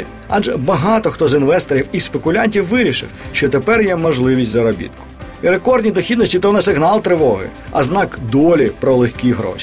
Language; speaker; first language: Ukrainian; native; Ukrainian